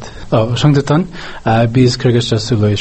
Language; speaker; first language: Kyrgyz; non-native, learner; English